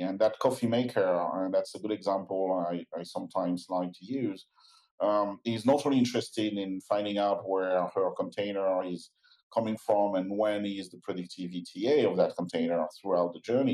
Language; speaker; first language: English; non-native, fluent; French